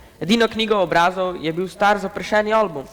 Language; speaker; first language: Slovenian; native; Slovenian